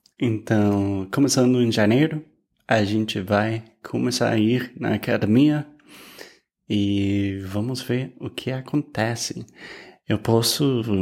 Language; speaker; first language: Portuguese; non-native, fluent; English